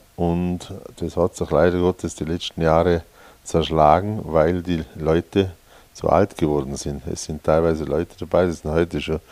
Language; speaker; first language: German; native; German